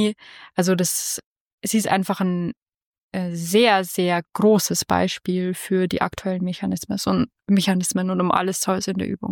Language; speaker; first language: German; native; German